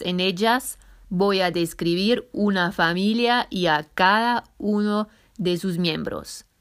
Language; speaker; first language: Spanish; non-native, fluent; German